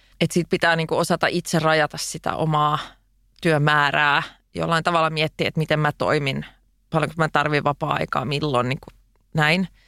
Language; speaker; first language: Finnish; non-native, local second language; Swedish